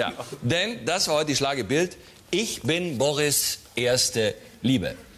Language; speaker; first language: German; native; German